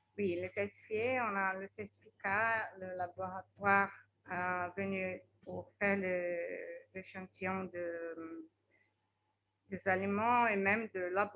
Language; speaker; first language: French; non-native, fluent; Portuguese